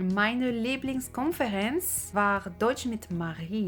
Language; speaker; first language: German; non-native, learner; French